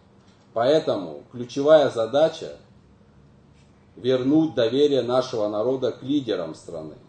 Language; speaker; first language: Russian; native; Russian